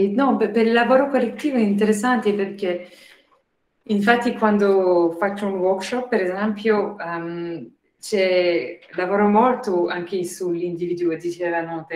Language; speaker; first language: Italian; non-native, fluent; French